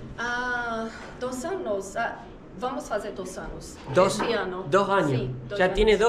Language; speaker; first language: Spanish; non-native, learner; Portuguese